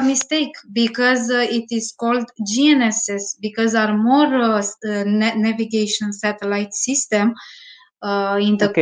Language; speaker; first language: English; non-native, learner; Romanian